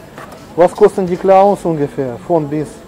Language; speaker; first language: German; non-native, fluent; Russian